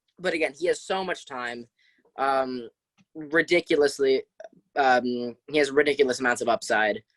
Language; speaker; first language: English; native; English